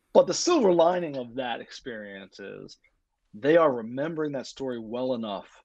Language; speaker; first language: English; native; English